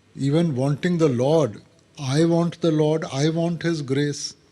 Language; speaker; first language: English; non-native, local second language; Punjabi